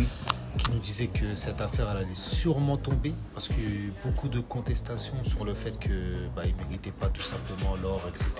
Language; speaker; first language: French; native; French